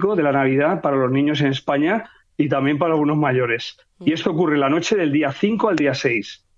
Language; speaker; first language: Spanish; native; Spanish